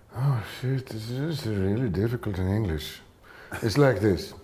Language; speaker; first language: English; non-native, fluent; Swedish